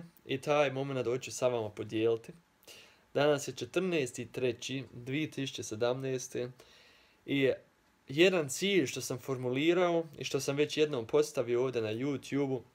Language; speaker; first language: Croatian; early bilingual, heritage; Croatian